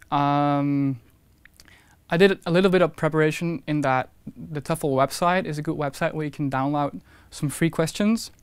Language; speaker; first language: English; non-native, fluent; Dutch